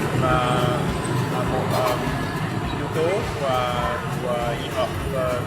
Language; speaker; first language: Vietnamese; non-native, learner; English